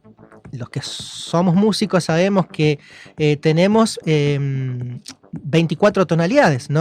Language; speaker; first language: Spanish; native; Spanish